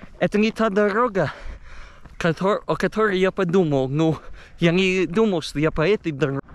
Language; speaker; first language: Russian; non-native, fluent; English